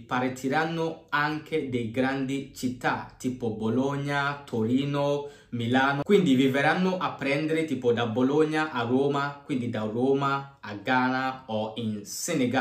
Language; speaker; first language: Italian; non-native, fluent; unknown